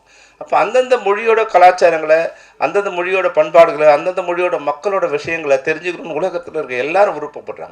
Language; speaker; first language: Tamil; native; Tamil